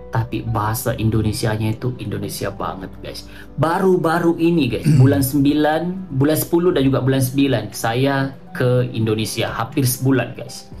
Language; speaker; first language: Malay; native; Malay